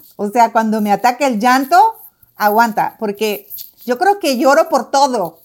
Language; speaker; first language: Spanish; native; Spanish